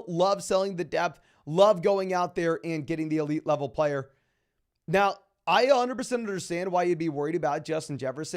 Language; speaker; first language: English; native; English